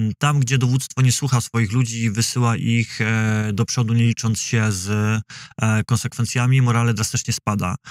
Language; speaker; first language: Polish; native; Polish